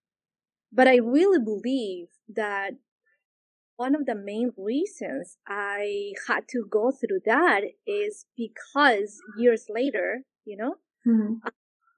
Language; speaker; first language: English; non-native, fluent; Spanish